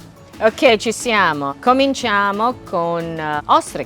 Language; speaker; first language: Italian; non-native, fluent; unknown